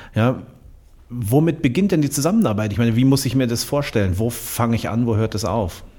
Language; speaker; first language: German; native; German